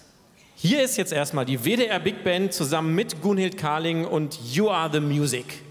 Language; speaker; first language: German; native; German